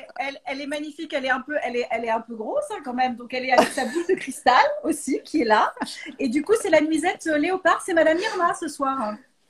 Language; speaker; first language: French; native; French